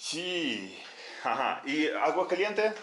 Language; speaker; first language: Spanish; non-native, learner; Russian